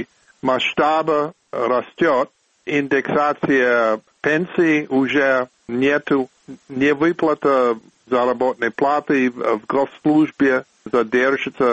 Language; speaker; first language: Russian; non-native, fluent; English